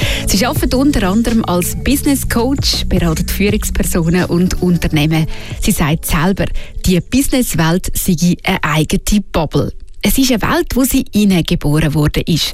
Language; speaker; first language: German; native; German